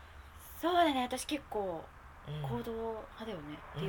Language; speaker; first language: Japanese; native; Japanese